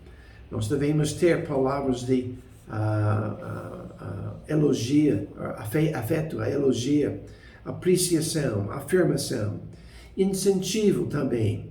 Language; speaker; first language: Portuguese; non-native, fluent; English